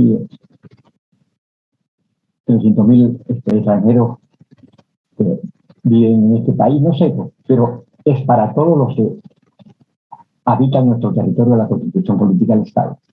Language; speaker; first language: Spanish; native; Spanish